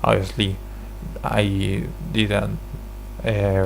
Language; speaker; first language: English; non-native, learner; Spanish